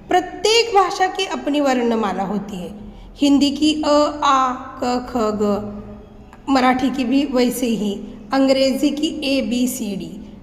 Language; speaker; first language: Hindi; non-native, local second language; Marathi